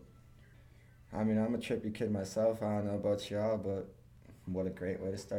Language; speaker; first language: English; native; English